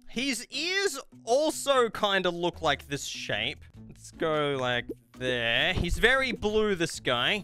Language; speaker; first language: English; native; English